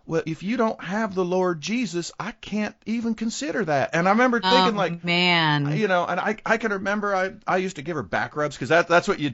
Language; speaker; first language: English; native; English